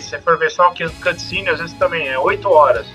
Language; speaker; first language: Portuguese; native; Portuguese